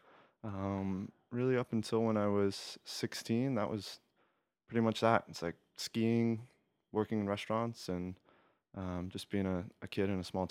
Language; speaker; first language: English; native; English